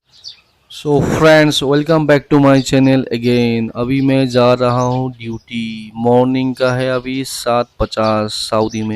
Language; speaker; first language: Hindi; non-native, local second language; Assamese